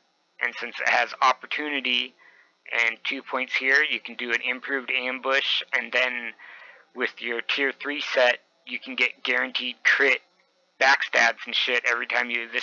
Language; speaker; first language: English; native; English